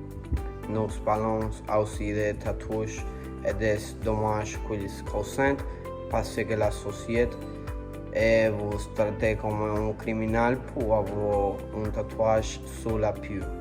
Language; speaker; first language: French; non-native, learner; Spanish